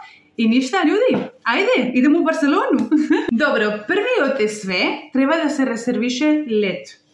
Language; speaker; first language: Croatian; non-native, learner; Spanish